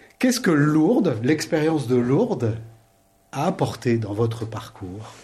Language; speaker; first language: French; native; French